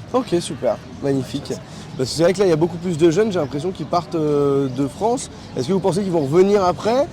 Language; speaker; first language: French; native; French